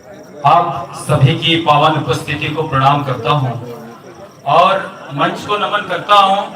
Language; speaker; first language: Hindi; non-native, local second language; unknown